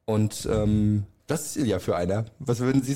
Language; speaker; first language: German; native; German